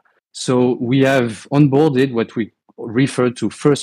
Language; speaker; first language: English; non-native, fluent; French